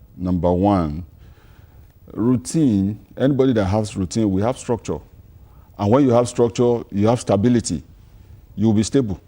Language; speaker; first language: English; non-native, local second language; Yoruba